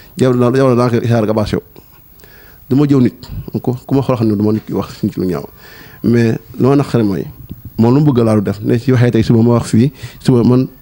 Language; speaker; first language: Wolof; native; Wolof